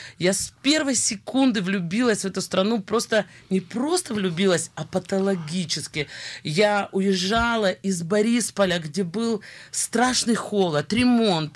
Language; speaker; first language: Russian; native; Russian